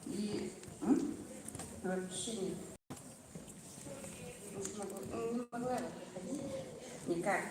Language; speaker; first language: Russian; non-native, local second language; Yakut